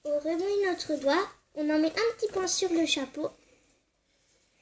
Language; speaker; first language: French; native; French